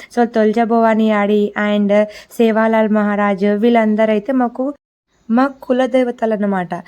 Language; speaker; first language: Telugu; non-native, local second language; Lambadi